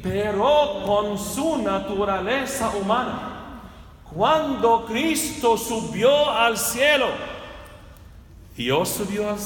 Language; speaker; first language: Spanish; non-native, fluent; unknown